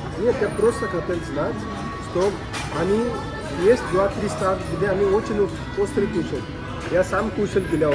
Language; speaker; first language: Russian; non-native, learner; Marathi